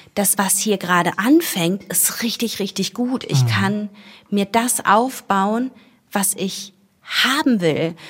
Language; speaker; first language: German; native; German